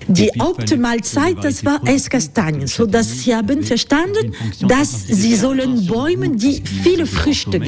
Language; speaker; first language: German; non-native, learner; French